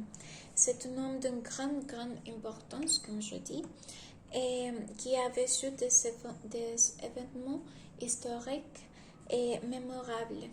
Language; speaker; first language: French; non-native, learner; Spanish